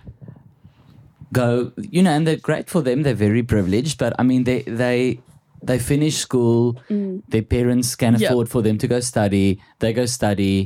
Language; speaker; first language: English; non-native, local second language; Afrikaans